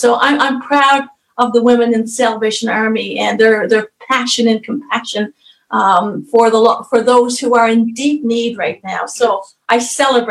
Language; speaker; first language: English; native; English